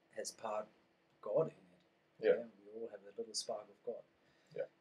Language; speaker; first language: English; non-native, fluent; German